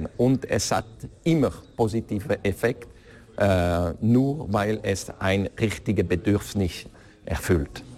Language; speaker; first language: German; non-native, local second language; French